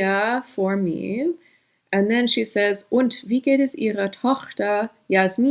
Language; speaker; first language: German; non-native, fluent; English